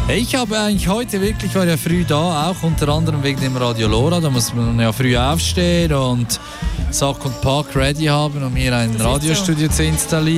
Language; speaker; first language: German; native; German